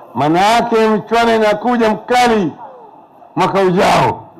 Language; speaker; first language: Swahili; non-native, local second language; Luo (Kenya and Tanzania)